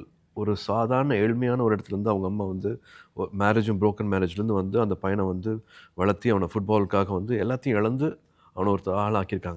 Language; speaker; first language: Tamil; native; Tamil